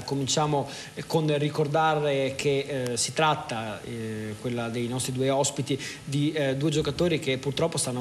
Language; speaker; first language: Italian; native; Italian